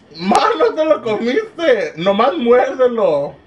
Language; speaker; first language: Spanish; early bilingual, other home language; English